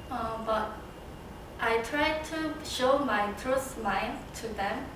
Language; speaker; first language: English; non-native, learner; Korean